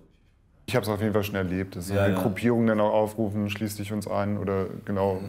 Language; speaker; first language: German; native; German